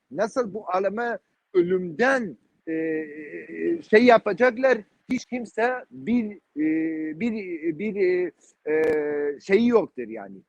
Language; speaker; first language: Turkish; non-native, learner; Kurdish